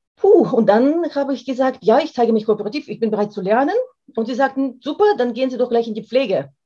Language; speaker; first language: German; non-native, fluent; Russian